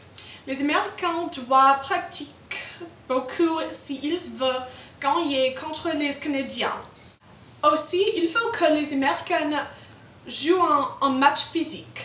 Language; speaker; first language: French; non-native, learner; English